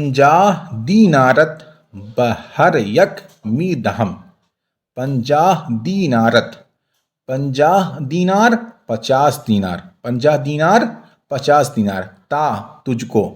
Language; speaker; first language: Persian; non-native, fluent; Urdu